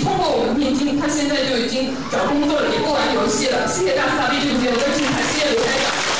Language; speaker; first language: Chinese; native; Chinese